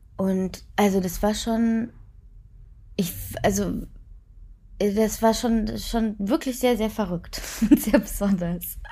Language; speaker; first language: German; native; German